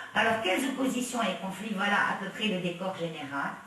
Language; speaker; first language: French; non-native, local second language; Arabic